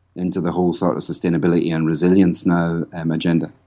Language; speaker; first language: English; native; English